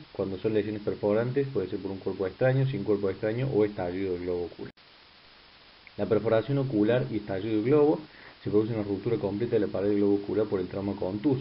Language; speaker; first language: Spanish; native; Spanish